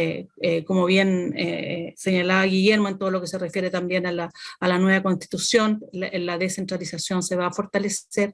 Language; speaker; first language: Spanish; native; Spanish